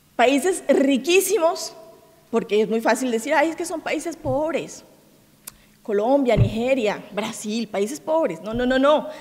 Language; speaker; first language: Spanish; native; Spanish